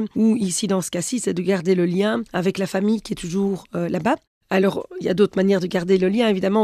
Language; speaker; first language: French; native; French